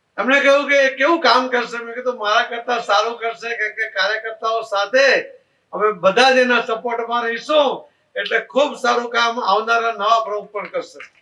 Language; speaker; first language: Gujarati; non-native, local second language; Marathi